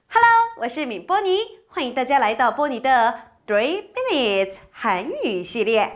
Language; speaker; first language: Chinese; non-native, fluent; Korean